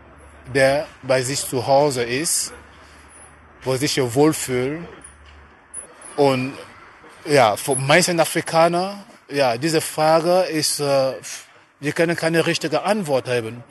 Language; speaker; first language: German; non-native, fluent; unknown